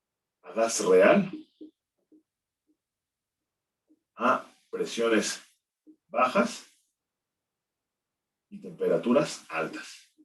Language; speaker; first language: Spanish; native; Spanish